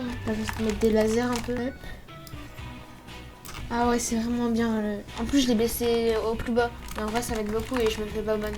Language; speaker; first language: French; native; French